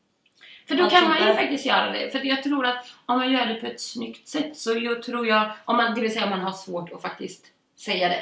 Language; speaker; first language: Swedish; native; Swedish